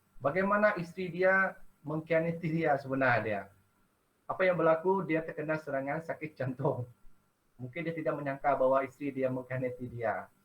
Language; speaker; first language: Malay; non-native, local second language; Iban